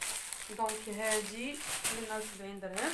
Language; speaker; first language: Arabic; native; Arabic